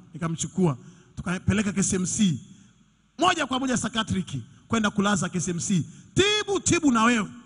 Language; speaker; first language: Swahili; non-native, local second language; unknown